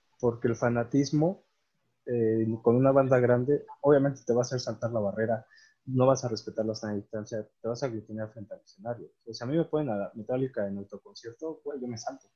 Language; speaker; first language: Spanish; native; Spanish